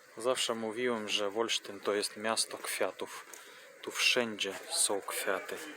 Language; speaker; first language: Polish; non-native, fluent; Ukrainian